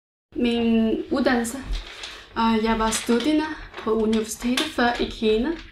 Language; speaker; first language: Danish; non-native, learner; Chinese